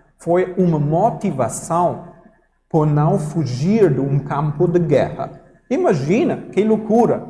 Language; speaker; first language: Portuguese; non-native, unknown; German